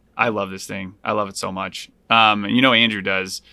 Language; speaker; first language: English; native; English